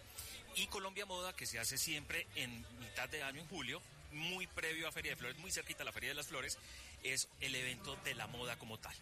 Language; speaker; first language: Spanish; native; Spanish